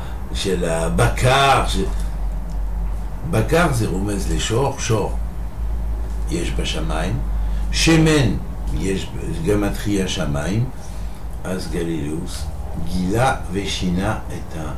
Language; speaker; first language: Hebrew; non-native, fluent; French